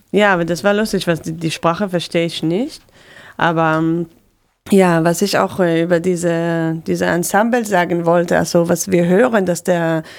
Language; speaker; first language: German; non-native, fluent; Hebrew